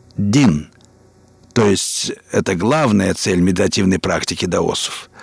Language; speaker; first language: Russian; native; Russian